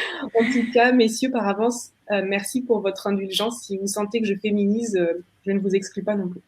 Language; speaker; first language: French; native; French